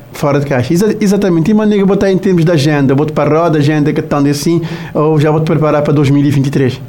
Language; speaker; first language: Portuguese; non-native, local second language; Kabuverdianu